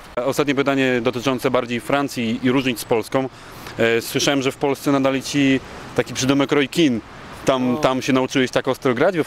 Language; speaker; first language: Polish; native; Polish